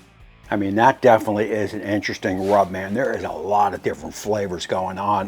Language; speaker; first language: English; native; English